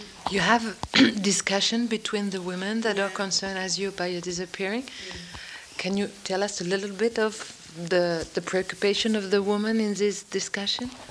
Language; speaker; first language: English; non-native, learner; French